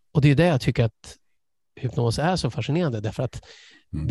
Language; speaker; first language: Swedish; early bilingual, other home language; English